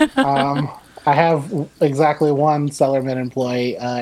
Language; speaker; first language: English; native; English